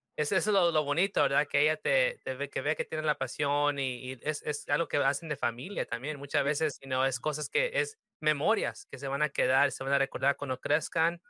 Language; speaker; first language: Spanish; early bilingual, heritage; Spanish